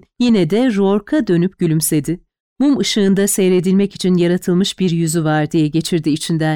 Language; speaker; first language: Turkish; native; Turkish